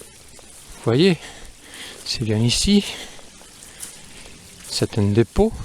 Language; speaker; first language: French; non-native, fluent; Spanish